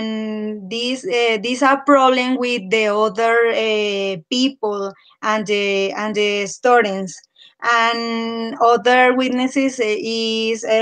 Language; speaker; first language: English; non-native, learner; Spanish